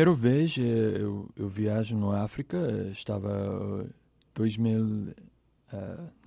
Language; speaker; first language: Portuguese; non-native, learner; English